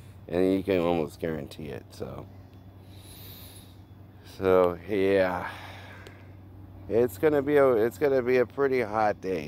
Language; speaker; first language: English; native; English